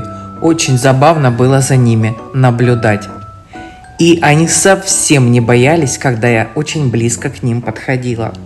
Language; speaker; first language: Russian; native; Russian